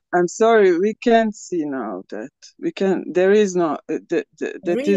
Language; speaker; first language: English; non-native, learner; Serbian